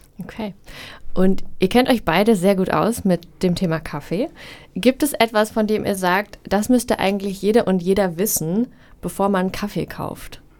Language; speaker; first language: German; native; German